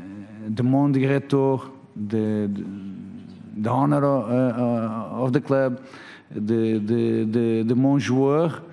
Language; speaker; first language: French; non-native, learner; Portuguese